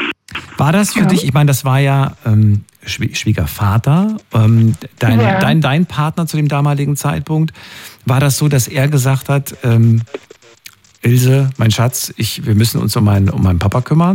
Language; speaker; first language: German; native; German